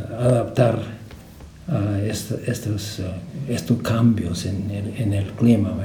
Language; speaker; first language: Spanish; non-native, fluent; English